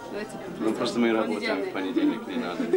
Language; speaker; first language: Russian; non-native, fluent; English